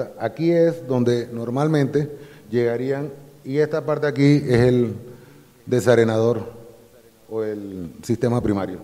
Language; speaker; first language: Spanish; native; Spanish